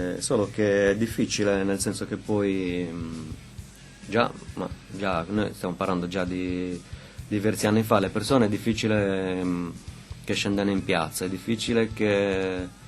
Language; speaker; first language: Italian; native; Italian